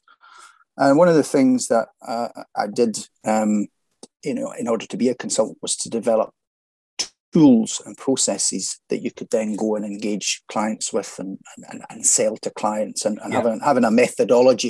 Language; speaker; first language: English; native; English